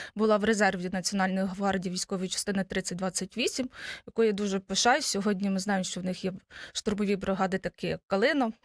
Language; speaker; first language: Ukrainian; native; Ukrainian